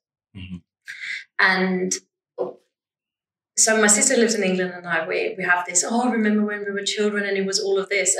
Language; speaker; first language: English; non-native, fluent; German